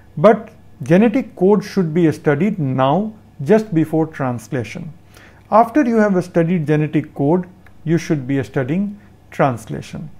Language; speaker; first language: English; non-native, local second language; Hindi